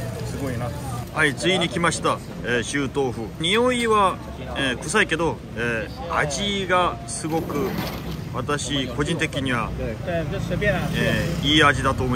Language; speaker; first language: Japanese; non-native, fluent; Korean